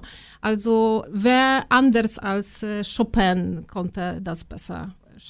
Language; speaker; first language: German; non-native, fluent; Polish